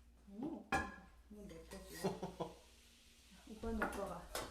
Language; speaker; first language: Korean; native; Korean